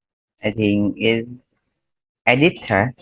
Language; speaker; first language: English; non-native, learner; Vietnamese